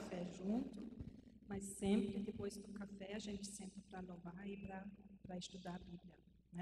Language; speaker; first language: Portuguese; non-native, fluent; German